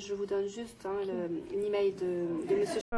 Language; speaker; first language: French; native; French